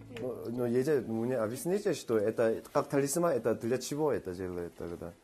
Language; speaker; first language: Russian; non-native, fluent; Korean